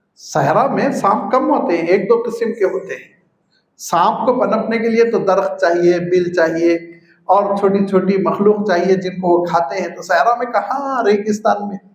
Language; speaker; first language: Urdu; native; Urdu